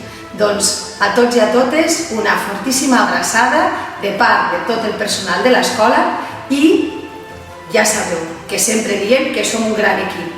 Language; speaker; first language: Catalan; native; Catalan